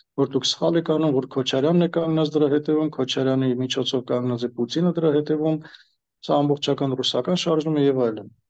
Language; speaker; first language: Armenian; native; Armenian